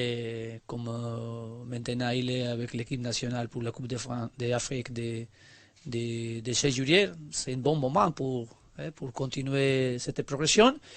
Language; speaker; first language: French; non-native, learner; Spanish